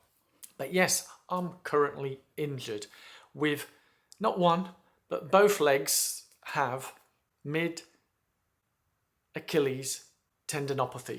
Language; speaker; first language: English; native; English